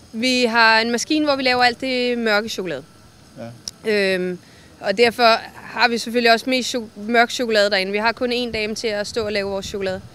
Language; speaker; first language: Danish; native; Danish